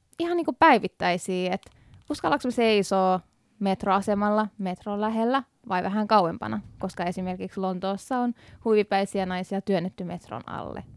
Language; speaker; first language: Finnish; early bilingual, other home language; Persian